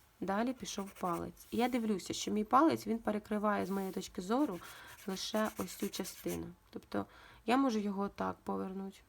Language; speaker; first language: Ukrainian; non-native, local second language; Russian